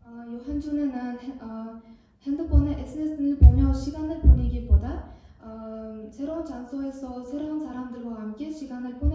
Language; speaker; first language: Korean; non-native, learner; Kazakh